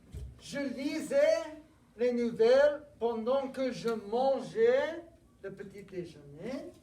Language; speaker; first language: French; non-native, fluent; English